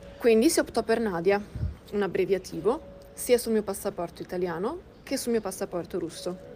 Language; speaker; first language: Italian; early bilingual, other home language; Russian